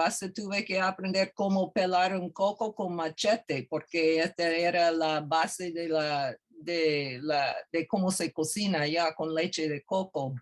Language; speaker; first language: Spanish; non-native, fluent; English